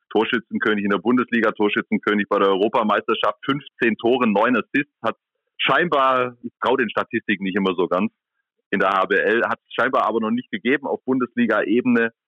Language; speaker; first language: German; native; German